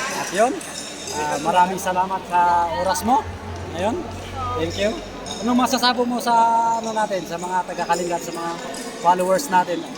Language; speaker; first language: Filipino; non-native, local second language; Iloko